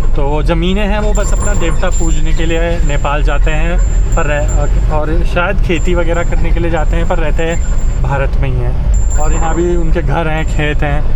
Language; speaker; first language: Hindi; non-native, local second language; Kannada